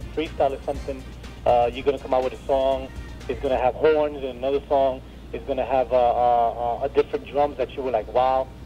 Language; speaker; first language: English; native; English